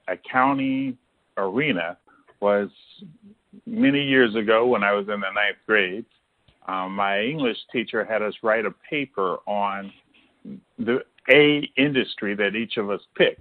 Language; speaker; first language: English; native; English